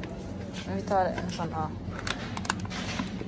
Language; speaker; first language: Swedish; early bilingual, other home language; Somali